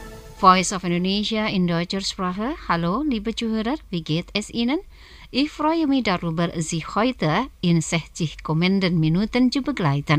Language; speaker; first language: German; non-native, fluent; Indonesian